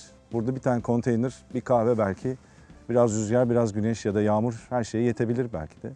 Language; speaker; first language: Turkish; native; Turkish